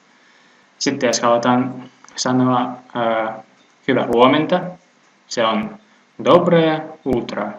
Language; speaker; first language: Finnish; non-native, fluent; Russian